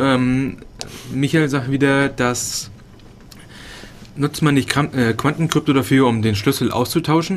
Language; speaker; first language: German; native; German